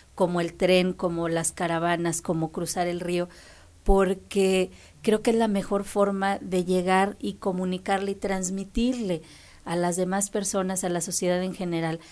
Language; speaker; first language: Spanish; native; Spanish